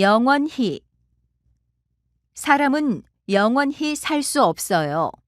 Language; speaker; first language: Korean; non-native, learner; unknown